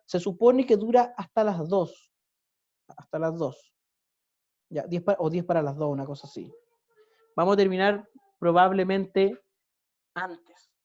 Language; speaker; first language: Spanish; native; Spanish